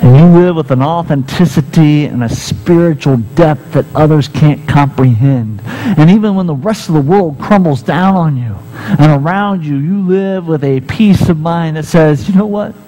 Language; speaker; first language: English; native; English